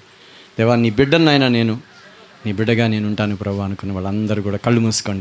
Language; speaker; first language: Telugu; native; Telugu